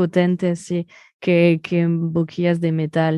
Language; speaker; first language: Spanish; non-native, fluent; French